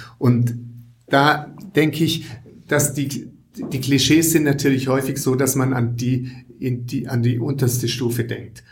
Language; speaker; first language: German; native; German